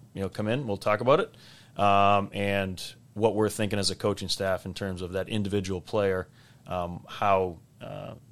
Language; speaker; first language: English; native; English